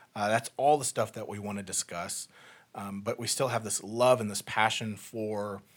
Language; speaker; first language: English; native; English